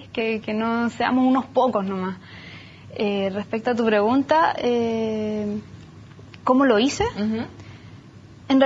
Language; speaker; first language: Spanish; native; Spanish